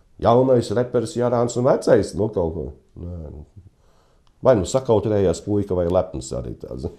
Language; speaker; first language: Latvian; native; Latvian